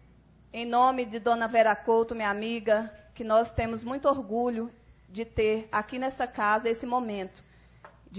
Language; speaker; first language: Portuguese; native; Portuguese